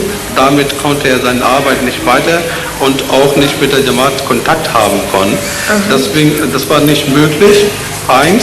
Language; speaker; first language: German; non-native, learner; Urdu